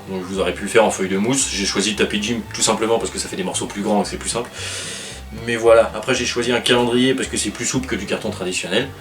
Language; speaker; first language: French; native; French